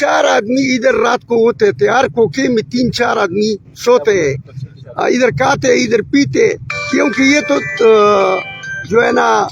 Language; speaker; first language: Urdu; non-native, local second language; Pashto